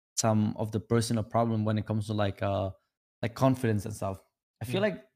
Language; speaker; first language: English; non-native, fluent; Vietnamese